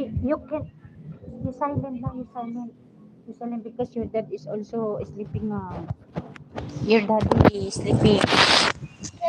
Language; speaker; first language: English; non-native, learner; Filipino